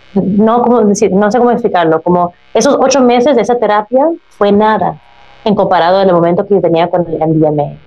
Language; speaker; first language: Spanish; early bilingual, heritage; Spanish